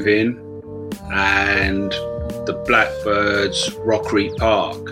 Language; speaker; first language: English; native; English